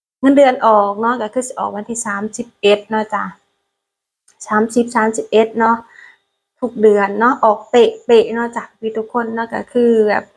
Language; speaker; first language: Thai; non-native, learner; Lao